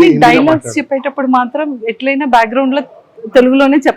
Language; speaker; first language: Telugu; native; Telugu